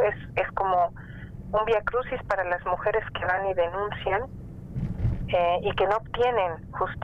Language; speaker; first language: Spanish; native; Spanish